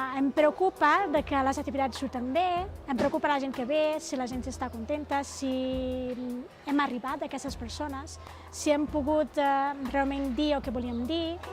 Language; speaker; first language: Catalan; non-native, fluent; Portuguese